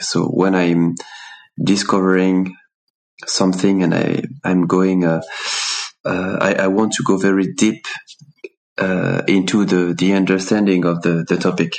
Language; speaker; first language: English; non-native, fluent; French